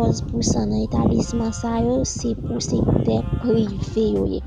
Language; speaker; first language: French; non-native, learner; Haitian Creole